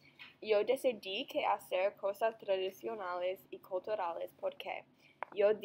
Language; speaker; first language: Spanish; non-native, learner; English